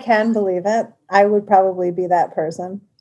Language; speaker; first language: English; native; English